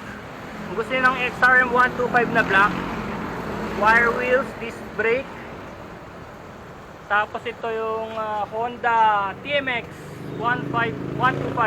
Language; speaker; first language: Filipino; native; Filipino